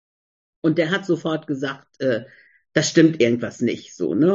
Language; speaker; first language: German; native; German